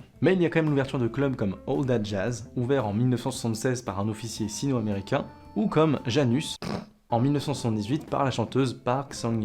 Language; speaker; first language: French; native; French